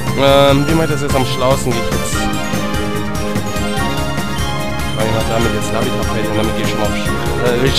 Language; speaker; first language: German; native; German